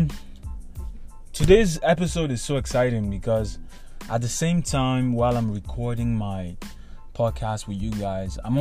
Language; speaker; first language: English; non-native, local second language; Igbo